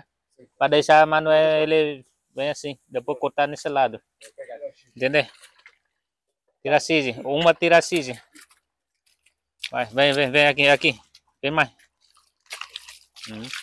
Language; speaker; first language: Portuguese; non-native, learner; Vietnamese